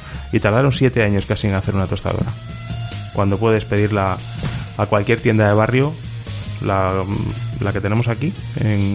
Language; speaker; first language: Spanish; native; Spanish